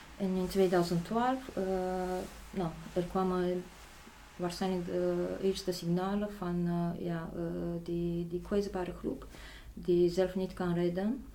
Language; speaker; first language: Dutch; non-native, fluent; Polish